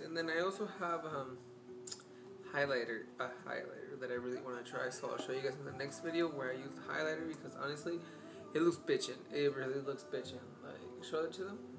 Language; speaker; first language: English; early bilingual, other home language; Spanish